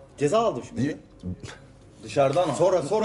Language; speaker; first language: Turkish; native; Turkish